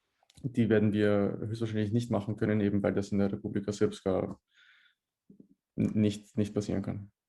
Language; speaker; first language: German; early bilingual, other home language; Bosnian